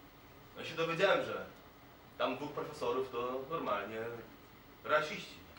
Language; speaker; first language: Polish; non-native, fluent; Kurdish